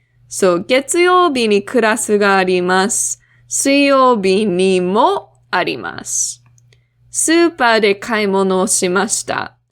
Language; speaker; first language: Japanese; non-native, fluent; English